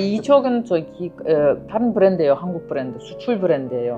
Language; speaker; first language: Korean; non-native, fluent; Kyrgyz